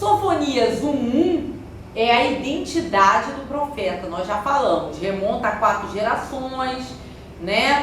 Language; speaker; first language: Portuguese; native; Portuguese